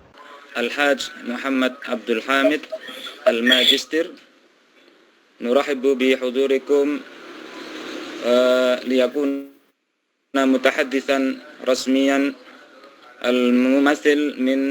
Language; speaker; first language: Arabic; non-native, fluent; Indonesian